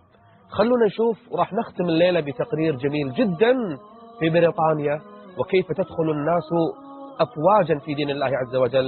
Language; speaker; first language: Arabic; native; Arabic